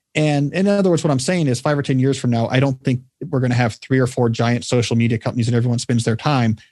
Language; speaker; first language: English; native; English